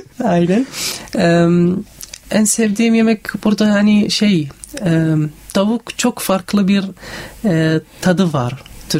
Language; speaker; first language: Turkish; non-native, learner; Arabic